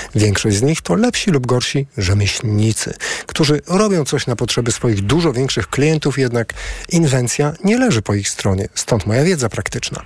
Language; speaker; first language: Polish; native; Polish